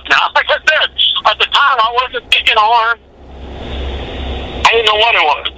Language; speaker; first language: English; native; English